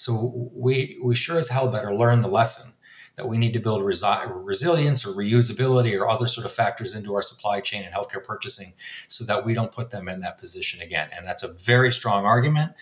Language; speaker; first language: English; native; English